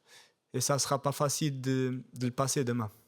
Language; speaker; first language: French; non-native, fluent; Portuguese